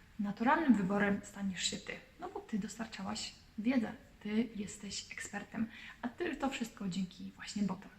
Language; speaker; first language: Polish; native; Polish